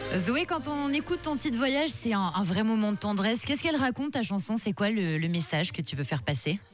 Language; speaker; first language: French; native; French